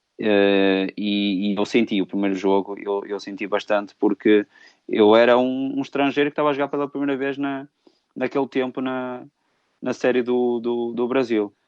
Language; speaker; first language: Portuguese; native; Portuguese